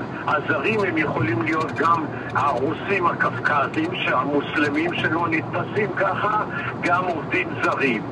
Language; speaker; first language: Hebrew; non-native, fluent; Russian